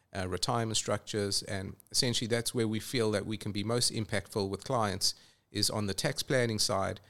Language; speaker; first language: English; native; English